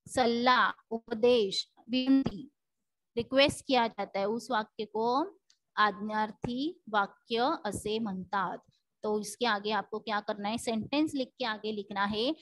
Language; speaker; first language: Hindi; non-native, local second language; Marathi